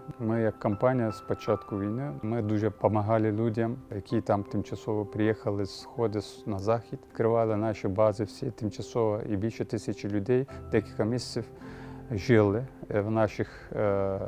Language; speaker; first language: Ukrainian; non-native, learner; Turkish